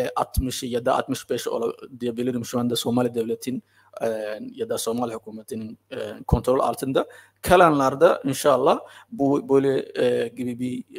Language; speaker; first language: Turkish; non-native, fluent; Somali